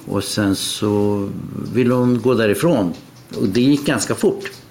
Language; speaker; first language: Swedish; non-native, fluent; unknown